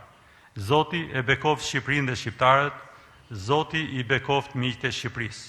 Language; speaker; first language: Albanian; native; Albanian